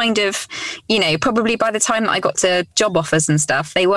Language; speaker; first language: English; native; English